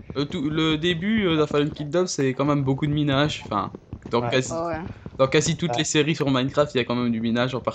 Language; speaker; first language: French; native; French